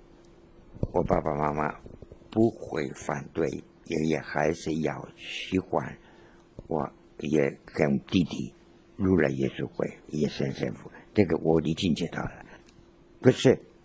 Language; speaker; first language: Chinese; non-native, learner; Spanish